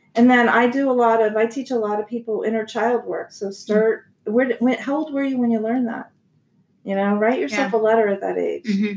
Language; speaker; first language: English; native; English